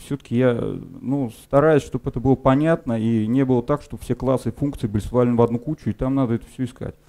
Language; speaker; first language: Russian; native; Russian